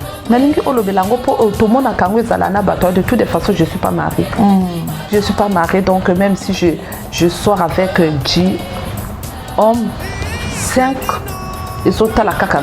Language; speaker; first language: French; non-native, local second language; Lingala